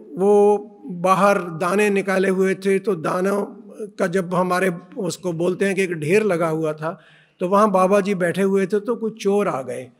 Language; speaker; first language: Hindi; non-native, local second language; Punjabi